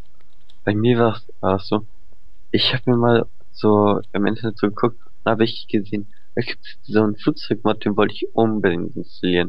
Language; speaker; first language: German; native; German